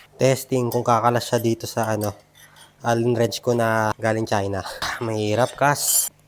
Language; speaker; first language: Filipino; non-native, local second language; Iloko